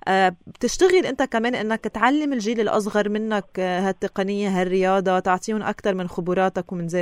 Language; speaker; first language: Arabic; native; Arabic